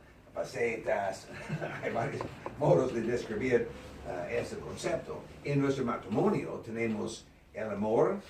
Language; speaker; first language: Spanish; non-native, learner; English